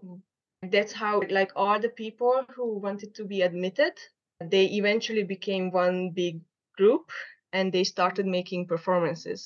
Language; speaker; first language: English; non-native, fluent; Hungarian